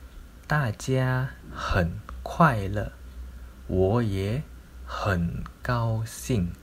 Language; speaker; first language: Chinese; non-native, local second language; Malay